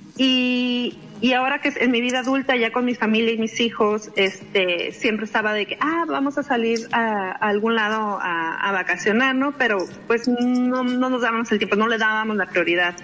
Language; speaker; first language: Spanish; native; Spanish